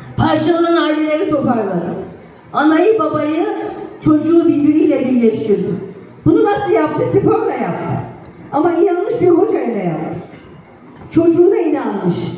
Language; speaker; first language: Turkish; native; Turkish